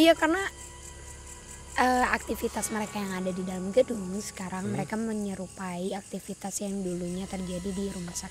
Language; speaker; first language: Indonesian; native; Indonesian